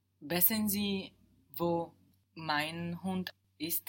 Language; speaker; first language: German; non-native, learner; English